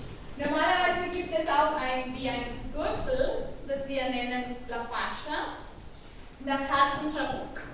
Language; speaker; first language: German; non-native, learner; Catalan